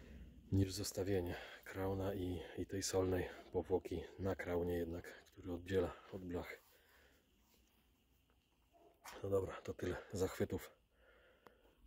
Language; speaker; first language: Polish; native; Polish